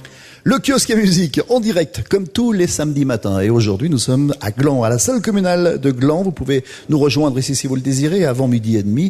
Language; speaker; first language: French; native; French